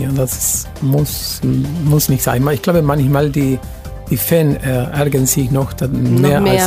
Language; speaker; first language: German; non-native, fluent; Spanish